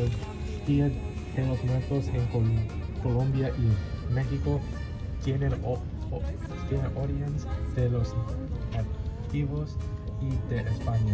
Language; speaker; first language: Spanish; non-native, fluent; English